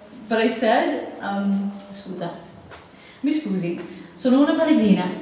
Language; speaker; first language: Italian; non-native, learner; English